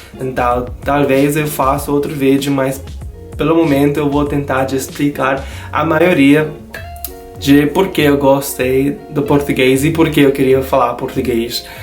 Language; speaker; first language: Portuguese; non-native, learner; English